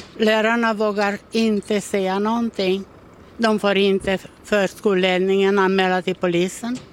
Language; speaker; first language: Swedish; native; Swedish